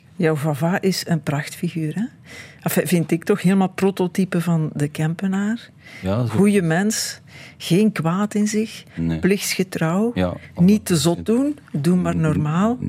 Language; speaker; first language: Dutch; native; Dutch